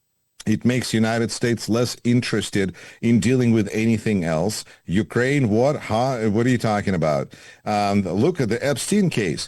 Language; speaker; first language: English; non-native, fluent; Russian